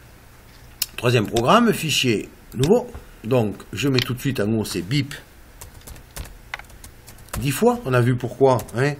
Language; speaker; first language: French; native; French